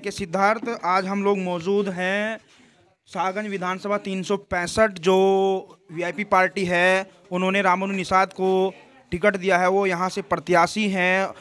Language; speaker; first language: Hindi; native; Hindi